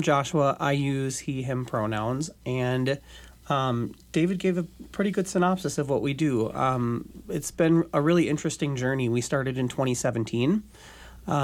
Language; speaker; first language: English; native; English